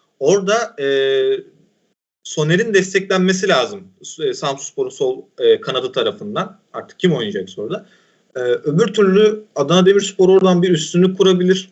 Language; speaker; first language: Turkish; native; Turkish